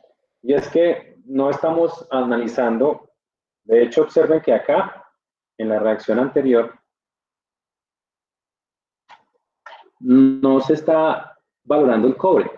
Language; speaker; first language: Spanish; native; Spanish